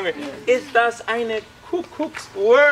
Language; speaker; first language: German; non-native, fluent; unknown